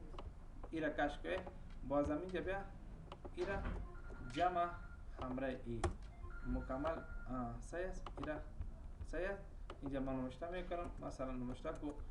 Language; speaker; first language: Persian; non-native, local second language; Pashto